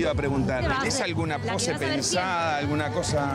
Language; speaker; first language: Spanish; native; Spanish